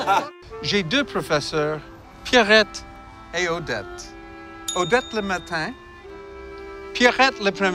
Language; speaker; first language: French; non-native, fluent; English